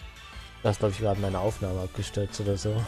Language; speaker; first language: German; native; German